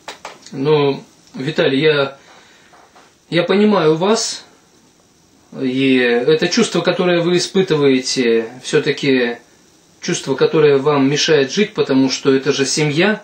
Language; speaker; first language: Russian; native; Russian